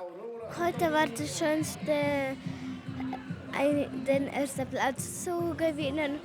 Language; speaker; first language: German; non-native, local second language; Romansh